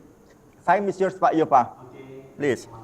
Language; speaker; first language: English; non-native, learner; Indonesian